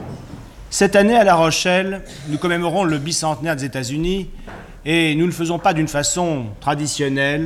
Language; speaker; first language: French; native; French